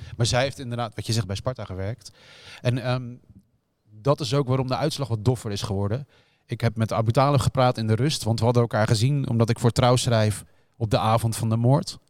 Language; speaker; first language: Dutch; native; Dutch